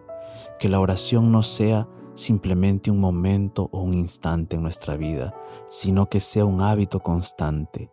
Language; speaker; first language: Spanish; native; Spanish